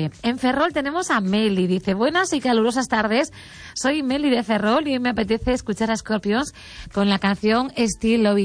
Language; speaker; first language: Spanish; native; Spanish